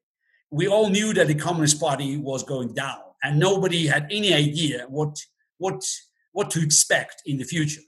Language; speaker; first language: English; non-native, fluent; Russian